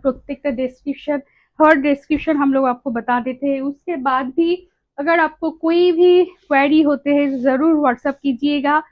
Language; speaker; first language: Hindi; non-native, local second language; Bangla